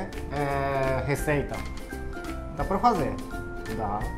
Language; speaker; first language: Portuguese; non-native, learner; Japanese